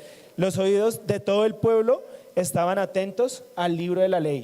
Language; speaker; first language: Spanish; native; Spanish